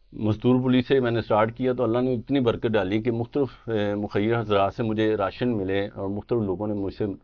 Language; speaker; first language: Urdu; native; Urdu